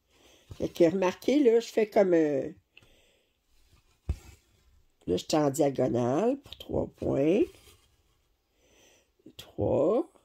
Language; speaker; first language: French; native; French